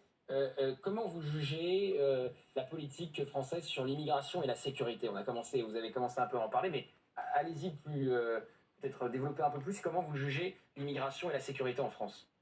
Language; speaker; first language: French; native; French